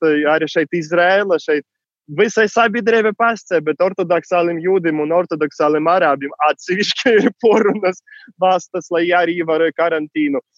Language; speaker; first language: Latvian; non-native, fluent; Russian